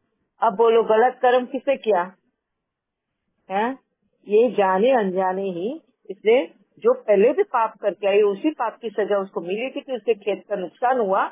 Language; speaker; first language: Hindi; native; Hindi